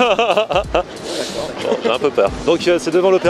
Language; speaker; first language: French; native; French